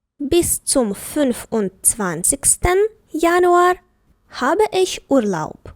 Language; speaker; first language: German; non-native, fluent; Ukrainian